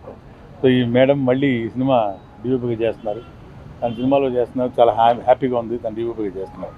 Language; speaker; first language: Telugu; native; Telugu